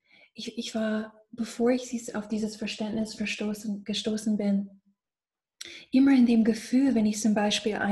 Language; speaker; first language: German; non-native, fluent; English